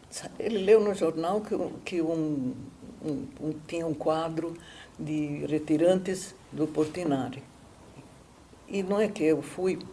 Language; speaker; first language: Portuguese; non-native, fluent; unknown